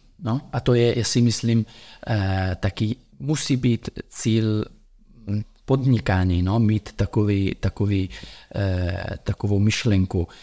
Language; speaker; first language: Czech; non-native, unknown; Italian